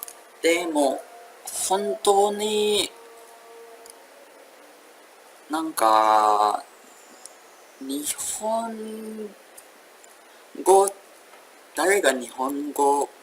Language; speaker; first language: Japanese; non-native, learner; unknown